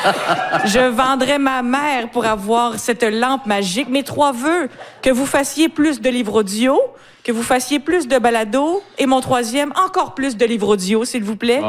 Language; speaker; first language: French; native; French